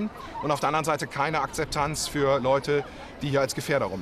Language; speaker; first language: German; native; German